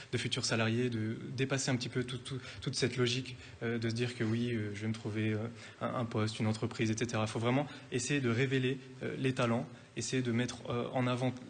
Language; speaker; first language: French; native; French